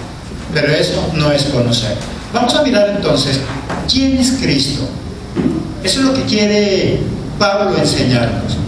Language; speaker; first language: Spanish; native; Spanish